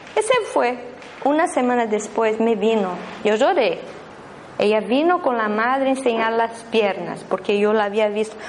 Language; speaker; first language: Spanish; non-native, fluent; Portuguese